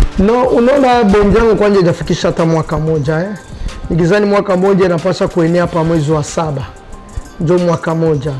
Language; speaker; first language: Swahili; non-native, local second language; French